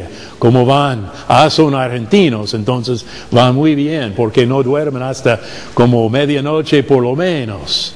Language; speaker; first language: Spanish; non-native, fluent; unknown